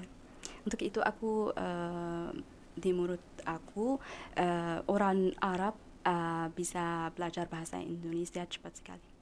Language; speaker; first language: Indonesian; non-native, learner; Arabic